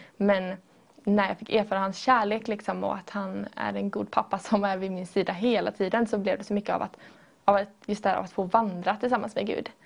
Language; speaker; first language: Swedish; native; Swedish